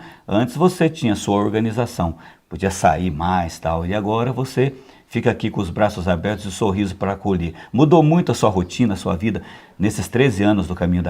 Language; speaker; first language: Portuguese; native; Portuguese